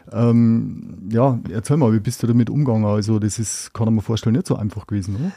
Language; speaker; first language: German; native; German